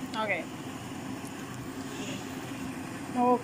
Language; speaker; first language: Italian; non-native, fluent; Spanish